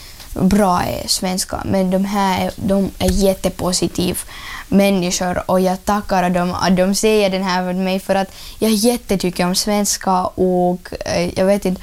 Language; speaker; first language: Swedish; non-native, learner; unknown